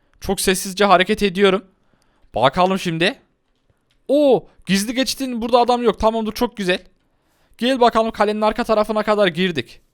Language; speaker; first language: Turkish; native; Turkish